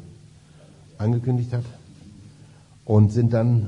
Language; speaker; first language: German; native; German